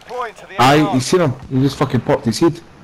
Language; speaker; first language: English; native; English